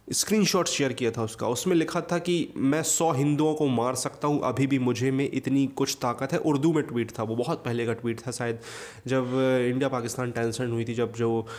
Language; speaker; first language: Hindi; native; Hindi